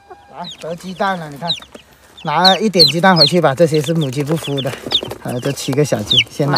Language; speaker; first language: Chinese; native; Chinese